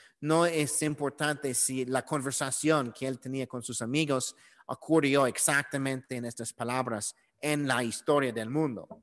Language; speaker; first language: Spanish; non-native, learner; English